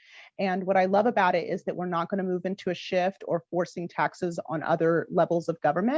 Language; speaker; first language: English; native; English